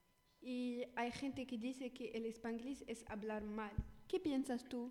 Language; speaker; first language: Spanish; non-native, learner; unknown